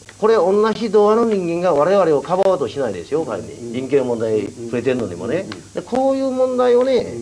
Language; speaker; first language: Japanese; early bilingual, other home language; Korean